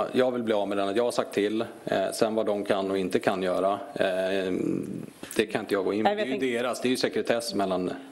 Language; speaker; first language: Swedish; native; Swedish